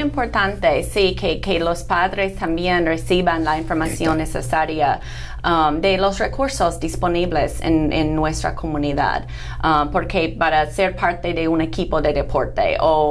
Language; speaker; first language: Spanish; non-native, fluent; English